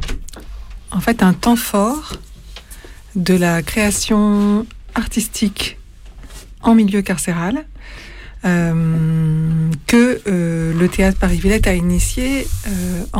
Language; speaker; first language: French; native; French